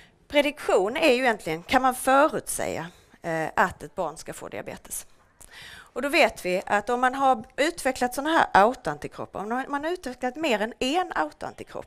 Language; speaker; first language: Swedish; native; Swedish